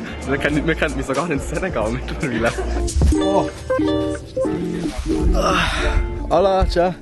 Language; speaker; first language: German; native; German